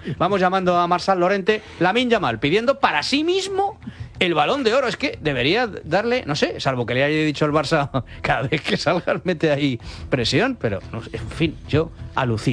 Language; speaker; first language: Spanish; native; Spanish